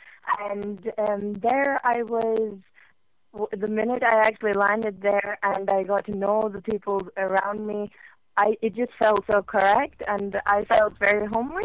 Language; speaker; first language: English; non-native, fluent; Norwegian